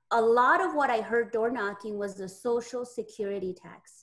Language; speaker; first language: English; native; English